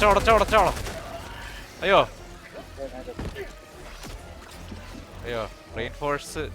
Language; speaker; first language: Malayalam; native; Malayalam